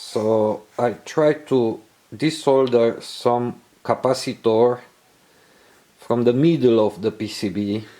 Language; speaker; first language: English; non-native, learner; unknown